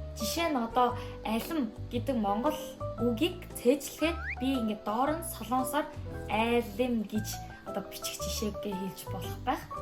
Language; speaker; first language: Mongolian; non-native, fluent; Korean